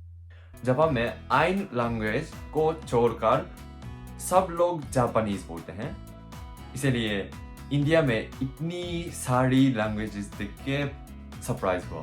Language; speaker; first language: Hindi; non-native, learner; Japanese